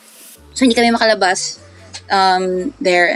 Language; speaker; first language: Filipino; non-native, local second language; Cebuano